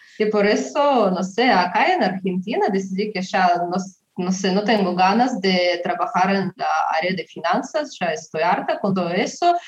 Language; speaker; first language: Spanish; non-native, fluent; Russian